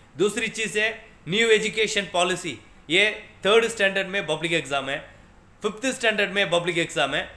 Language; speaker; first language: Hindi; non-native, local second language; Tamil